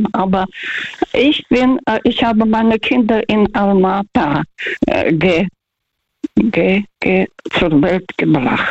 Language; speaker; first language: German; early bilingual, heritage; Russian